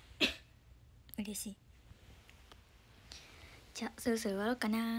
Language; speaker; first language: Japanese; native; Japanese